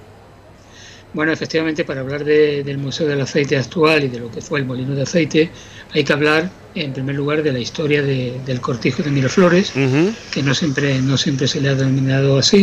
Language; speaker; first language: Spanish; native; Spanish